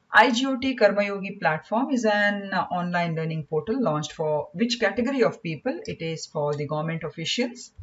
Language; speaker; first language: English; non-native, local second language; Kannada